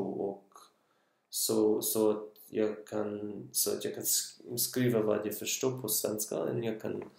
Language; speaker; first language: Swedish; non-native, learner; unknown